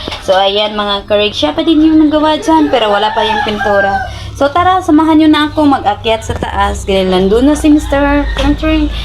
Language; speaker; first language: Filipino; non-native, local second language; Cebuano